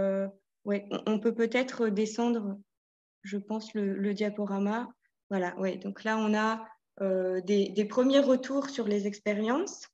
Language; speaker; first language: French; native; French